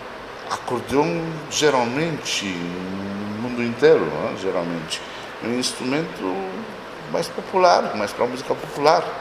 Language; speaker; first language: Portuguese; non-native, fluent; Romanian